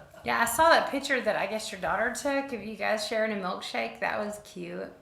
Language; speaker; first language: English; native; English